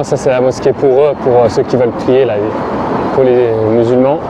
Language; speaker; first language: French; native; French